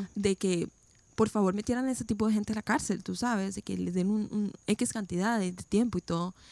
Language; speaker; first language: Spanish; native; Spanish